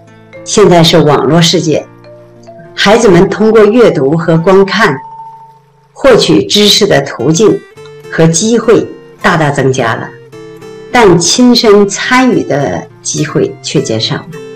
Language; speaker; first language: Chinese; native; Chinese